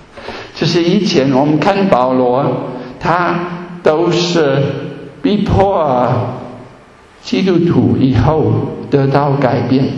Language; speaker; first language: Chinese; non-native, fluent; German